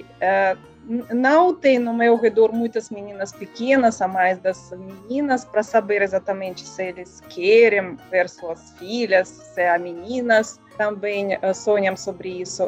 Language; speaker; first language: Portuguese; non-native, learner; Russian